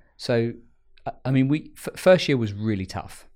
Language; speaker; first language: English; native; English